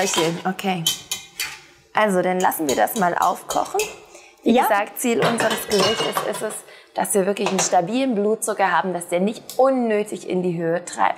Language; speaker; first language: German; native; German